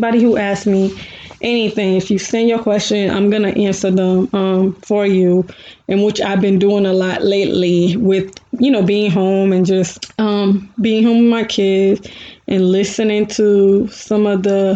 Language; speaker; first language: English; early bilingual, other home language; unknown